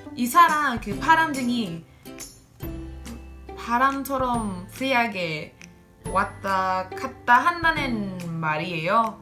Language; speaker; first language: Korean; non-native, learner; English